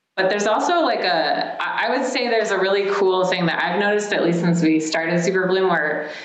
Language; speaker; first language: English; native; English